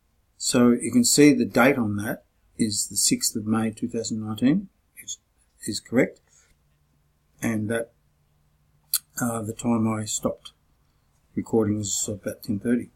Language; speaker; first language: English; native; English